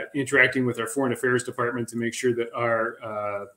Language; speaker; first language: English; native; English